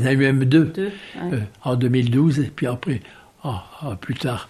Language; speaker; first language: French; native; French